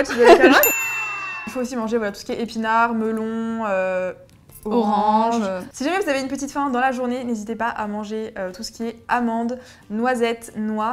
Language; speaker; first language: French; native; French